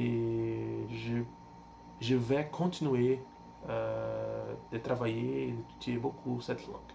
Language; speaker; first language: French; non-native, learner; Portuguese